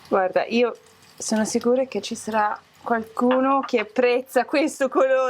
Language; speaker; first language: Italian; non-native, fluent; English